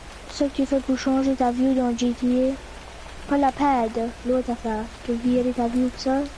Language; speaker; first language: French; early bilingual, heritage; French